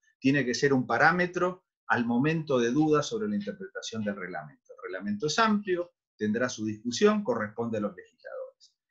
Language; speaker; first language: Spanish; native; Spanish